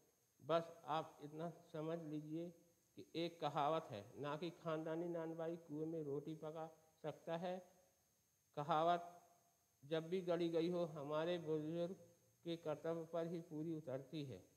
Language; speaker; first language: Hindi; native; Hindi